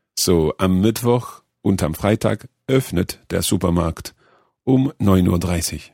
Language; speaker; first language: German; non-native, learner; English